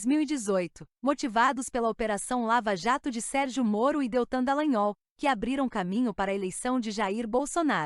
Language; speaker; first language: Portuguese; native; Portuguese